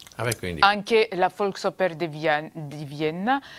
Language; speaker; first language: Italian; non-native, fluent; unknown